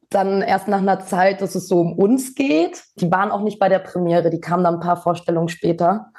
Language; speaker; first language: German; early bilingual, other home language; Bosnian